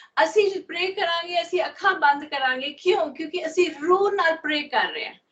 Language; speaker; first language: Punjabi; non-native, learner; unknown